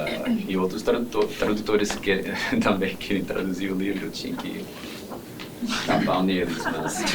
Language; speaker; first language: Portuguese; non-native, fluent; English